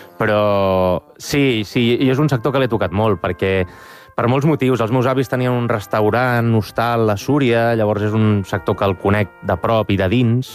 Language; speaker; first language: Catalan; native; Catalan